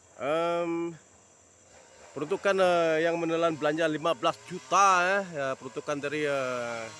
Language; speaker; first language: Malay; non-native, local second language; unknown